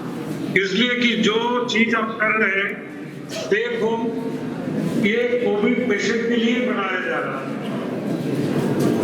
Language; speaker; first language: Hindi; non-native, local second language; Nepali